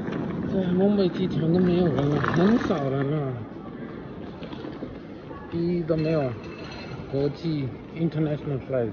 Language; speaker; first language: Chinese; non-native, fluent; Hindi